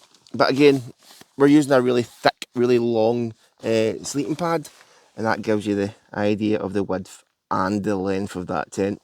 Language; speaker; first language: English; native; English